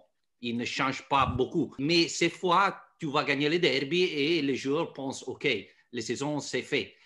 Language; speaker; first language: French; non-native, fluent; Italian